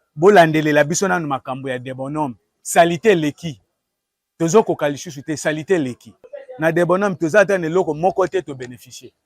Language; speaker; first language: Lingala; native; Lingala